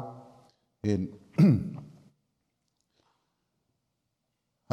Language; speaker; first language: English; non-native, fluent; Spanish